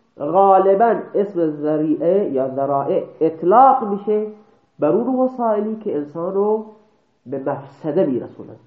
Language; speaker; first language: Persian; non-native, local second language; Baluchi